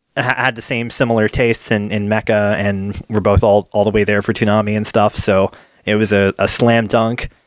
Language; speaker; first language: English; native; English